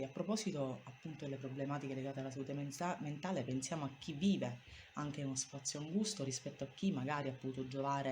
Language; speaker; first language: Italian; native; Italian